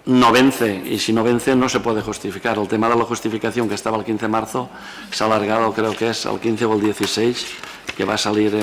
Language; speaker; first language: Spanish; non-native, local second language; Catalan